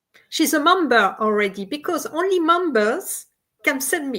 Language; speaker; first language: English; non-native, fluent; French